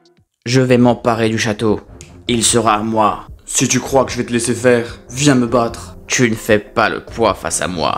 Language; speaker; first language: French; native; French